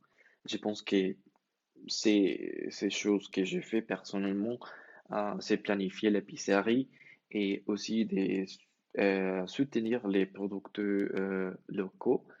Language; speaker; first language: French; non-native, learner; Spanish